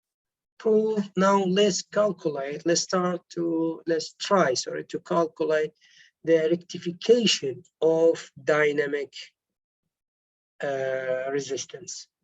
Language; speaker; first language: English; non-native, local second language; Arabic